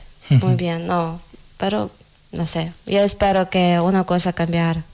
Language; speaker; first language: Spanish; non-native, learner; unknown